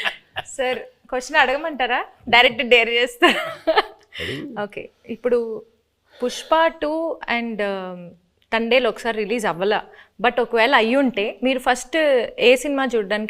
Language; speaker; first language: Telugu; native; Telugu